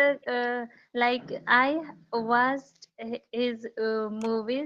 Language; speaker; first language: English; non-native, learner; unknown